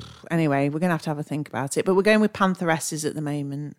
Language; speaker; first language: English; native; English